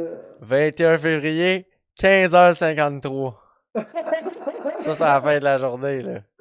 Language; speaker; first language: French; native; French